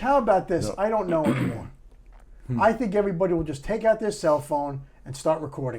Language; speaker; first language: English; native; English